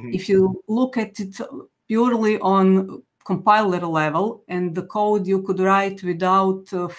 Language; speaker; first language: English; non-native, fluent; Croatian